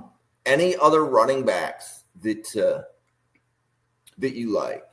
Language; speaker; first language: English; native; English